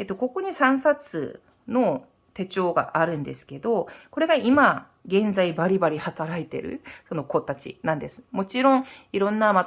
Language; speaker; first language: Japanese; non-native, fluent; Korean